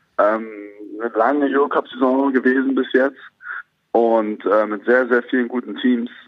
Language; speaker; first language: German; native; German